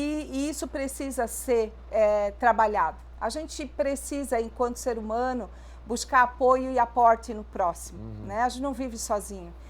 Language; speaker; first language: Portuguese; native; Portuguese